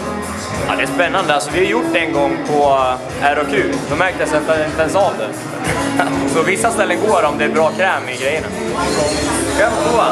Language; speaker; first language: Swedish; native; Swedish